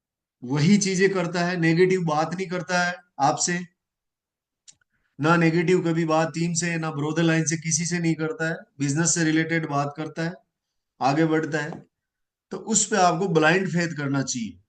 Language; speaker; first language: Hindi; native; Hindi